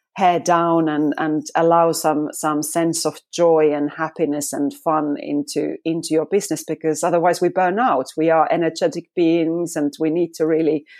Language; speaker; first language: English; non-native, fluent; Finnish